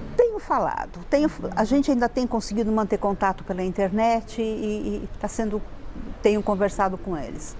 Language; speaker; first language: Portuguese; native; Portuguese